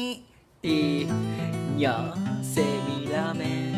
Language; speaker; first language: Vietnamese; non-native, learner; Japanese